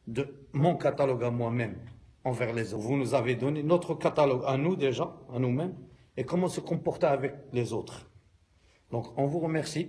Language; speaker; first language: French; non-native, local second language; Arabic